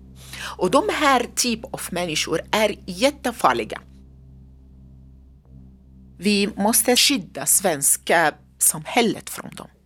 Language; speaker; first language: Swedish; non-native, learner; Arabic